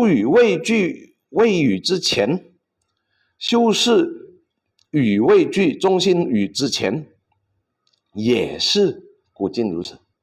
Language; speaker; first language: Chinese; non-native, fluent; Indonesian